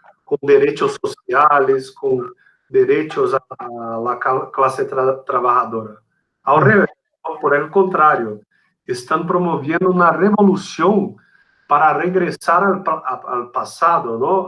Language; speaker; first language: Spanish; non-native, fluent; Portuguese